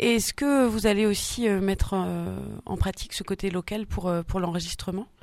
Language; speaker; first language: French; native; French